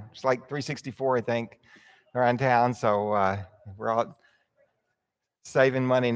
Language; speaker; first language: English; native; English